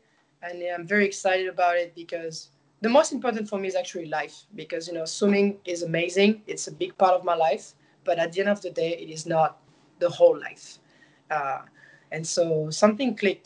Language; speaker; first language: English; non-native, fluent; French